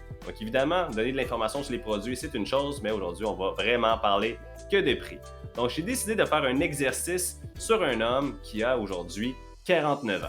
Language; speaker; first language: French; native; French